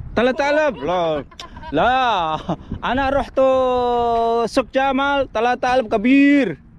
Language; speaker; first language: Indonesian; native; Indonesian